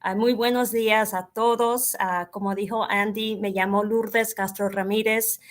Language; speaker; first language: Spanish; early bilingual, heritage; Spanish